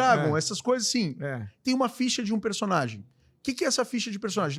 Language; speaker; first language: Portuguese; native; Portuguese